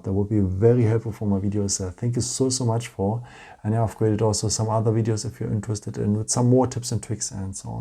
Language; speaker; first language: English; non-native, fluent; German